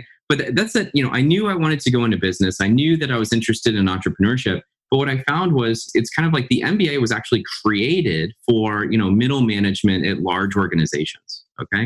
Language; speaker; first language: English; native; English